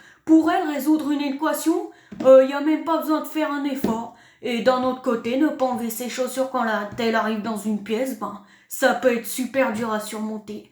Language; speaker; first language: French; native; French